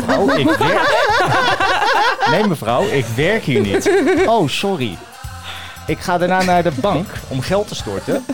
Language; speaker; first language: Dutch; native; Dutch